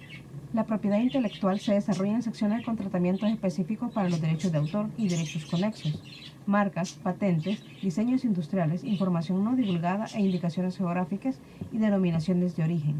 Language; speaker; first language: Spanish; native; Spanish